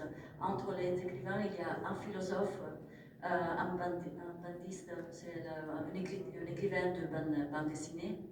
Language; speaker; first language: French; non-native, fluent; Italian